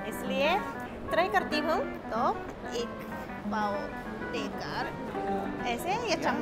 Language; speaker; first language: Hindi; non-native, fluent; Japanese